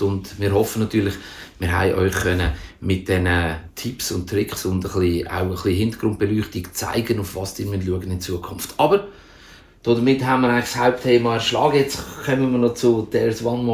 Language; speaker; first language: German; native; German